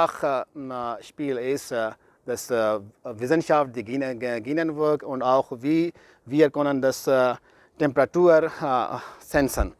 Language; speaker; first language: German; non-native, learner; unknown